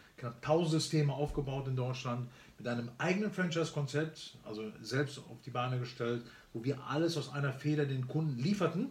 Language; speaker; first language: German; early bilingual, other home language; Spanish